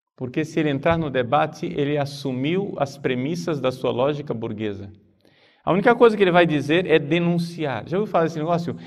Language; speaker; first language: Portuguese; native; Portuguese